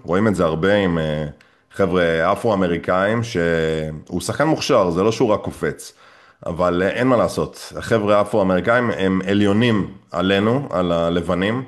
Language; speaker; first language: Hebrew; native; Hebrew